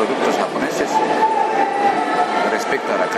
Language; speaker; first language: Spanish; non-native, fluent; Japanese